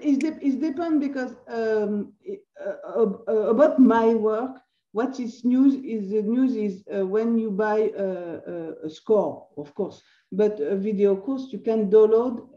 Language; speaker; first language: English; non-native, learner; French